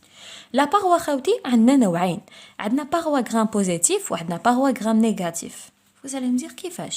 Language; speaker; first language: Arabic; native; Arabic